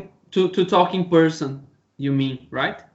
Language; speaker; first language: English; non-native, learner; Portuguese